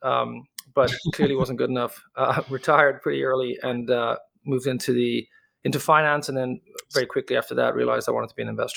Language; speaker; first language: English; native; English